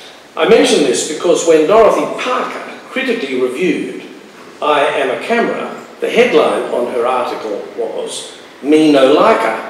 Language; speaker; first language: English; native; English